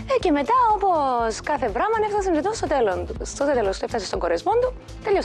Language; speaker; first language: Greek; native; Greek